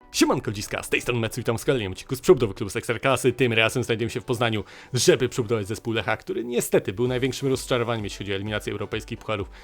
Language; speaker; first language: Polish; native; Polish